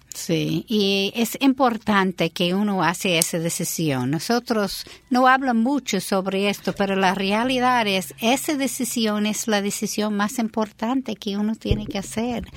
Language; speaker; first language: Spanish; non-native, fluent; English